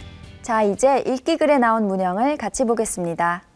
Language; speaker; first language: Korean; native; Korean